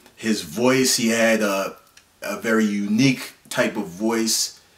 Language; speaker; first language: English; native; English